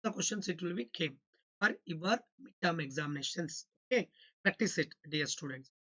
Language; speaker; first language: English; non-native, local second language; Kannada